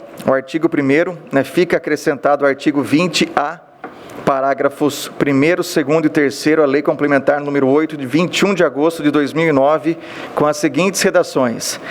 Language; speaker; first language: Portuguese; native; Portuguese